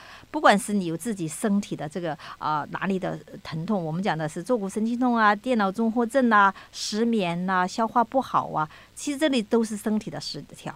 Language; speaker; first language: Chinese; native; Chinese